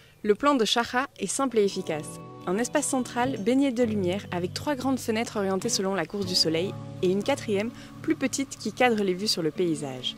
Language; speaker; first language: French; native; French